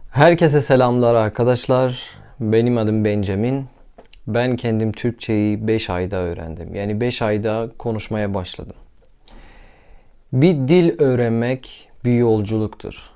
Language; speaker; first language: Turkish; non-native, learner; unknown